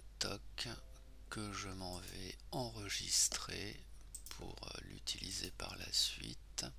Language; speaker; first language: French; native; French